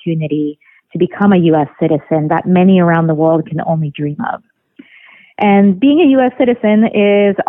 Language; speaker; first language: English; early bilingual, other home language; Russian